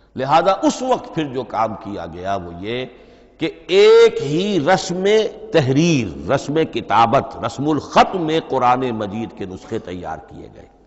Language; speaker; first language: Urdu; native; Urdu